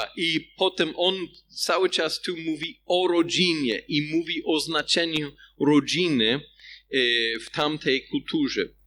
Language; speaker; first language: Polish; non-native, fluent; English